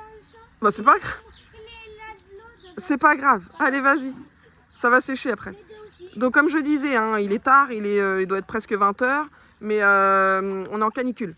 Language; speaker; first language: French; native; French